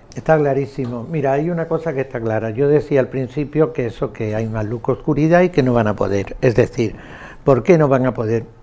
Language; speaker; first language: Spanish; native; Spanish